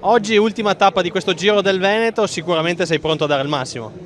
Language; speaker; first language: Italian; native; Italian